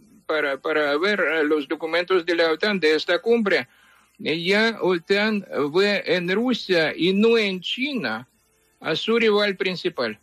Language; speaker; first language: Spanish; non-native, fluent; Ukrainian